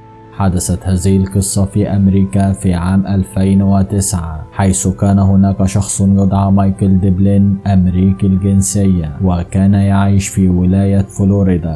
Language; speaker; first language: Arabic; native; Arabic